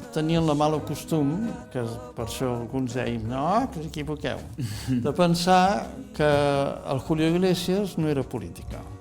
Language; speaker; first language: Catalan; native; Catalan